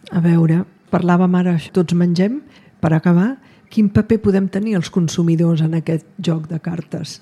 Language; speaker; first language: Catalan; native; Catalan